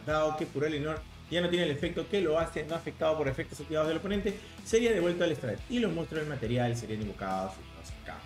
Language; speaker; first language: Spanish; native; Spanish